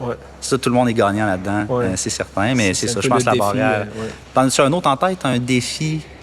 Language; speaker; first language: French; native; French